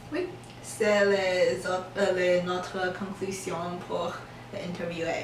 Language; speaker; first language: French; non-native, learner; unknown